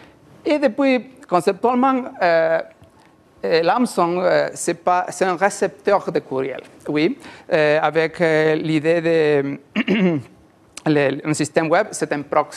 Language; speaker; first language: French; non-native, learner; Spanish